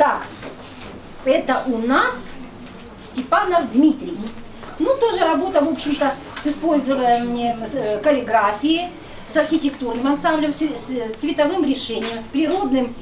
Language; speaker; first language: Russian; native; Russian